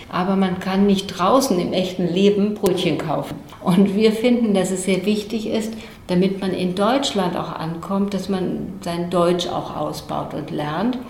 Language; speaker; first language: German; native; German